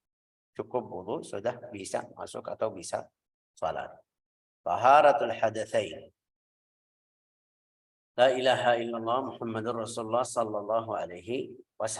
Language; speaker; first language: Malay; non-native, fluent; Arabic